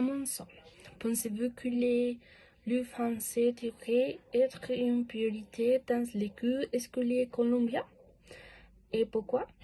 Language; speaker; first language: French; non-native, learner; Spanish